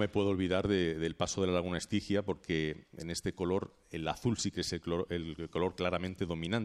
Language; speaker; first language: Spanish; native; Spanish